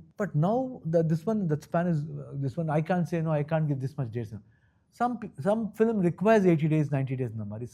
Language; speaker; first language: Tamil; non-native, local second language; Kannada